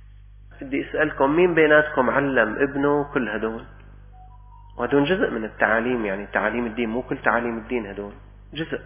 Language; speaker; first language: Arabic; native; Arabic